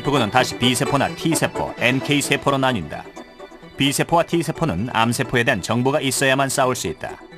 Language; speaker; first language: Korean; native; Korean